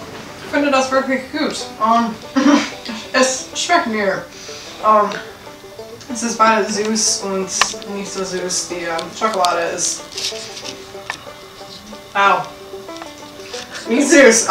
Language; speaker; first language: German; non-native, learner; English